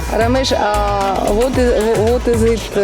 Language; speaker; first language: English; non-native, learner; Russian